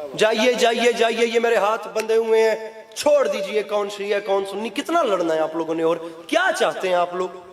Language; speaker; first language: Urdu; non-native, local second language; Punjabi